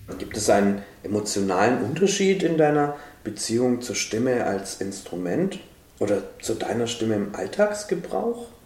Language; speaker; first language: German; native; German